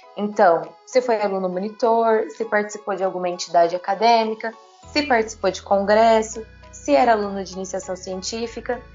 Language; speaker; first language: Portuguese; native; Portuguese